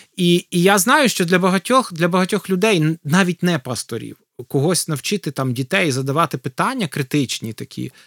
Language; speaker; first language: Ukrainian; native; Ukrainian